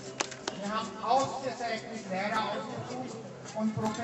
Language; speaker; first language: German; non-native, learner; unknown